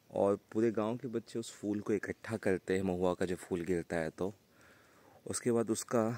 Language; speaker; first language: Hindi; native; Hindi